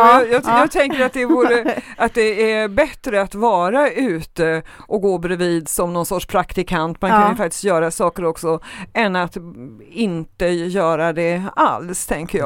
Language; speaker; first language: Swedish; native; Swedish